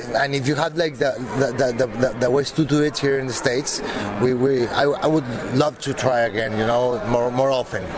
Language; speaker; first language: English; non-native, fluent; Spanish